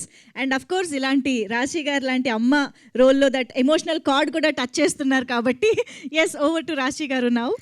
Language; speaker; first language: Telugu; native; Telugu